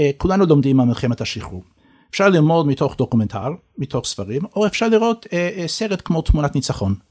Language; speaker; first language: Hebrew; non-native, fluent; English